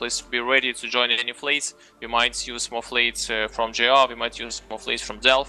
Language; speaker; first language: English; non-native, fluent; Russian